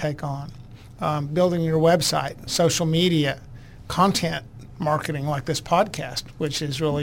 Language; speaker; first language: English; native; English